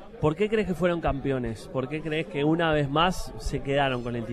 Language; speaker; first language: Spanish; native; Spanish